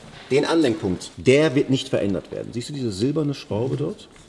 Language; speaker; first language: German; native; German